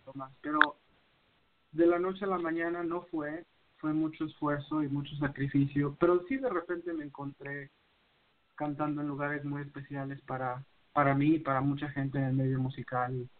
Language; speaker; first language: Spanish; native; Spanish